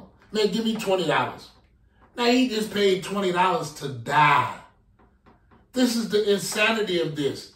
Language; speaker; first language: English; native; English